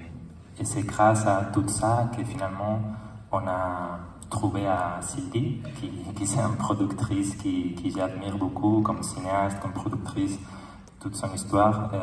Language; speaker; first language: French; non-native, learner; Spanish